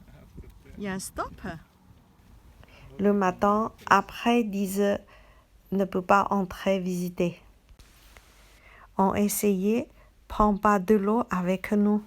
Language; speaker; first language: French; non-native, learner; Chinese